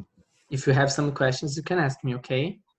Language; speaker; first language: English; non-native, fluent; Portuguese